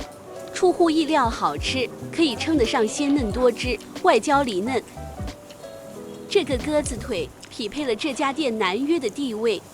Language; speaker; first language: Chinese; native; Chinese